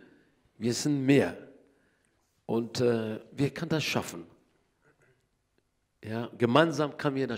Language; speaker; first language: German; non-native, learner; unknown